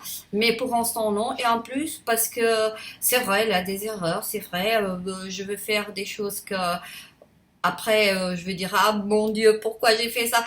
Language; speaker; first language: French; non-native, fluent; Portuguese